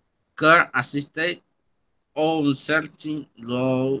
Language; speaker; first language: English; non-native, learner; Spanish